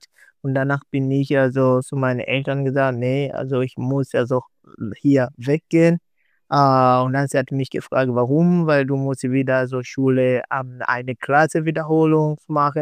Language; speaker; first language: German; non-native, learner; Swahili